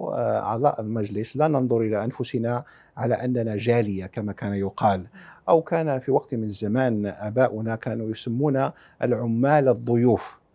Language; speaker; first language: Arabic; early bilingual, heritage; Arabic